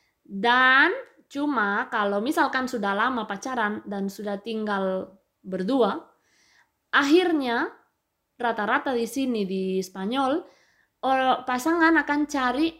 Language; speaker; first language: Indonesian; non-native, fluent; Spanish